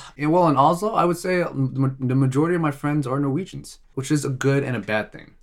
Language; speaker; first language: English; non-native, fluent; Tigrinya